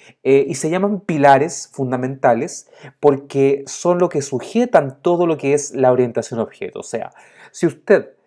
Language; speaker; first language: Spanish; native; Spanish